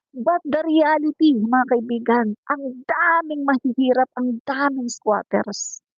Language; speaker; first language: Filipino; non-native, local second language; Cebuano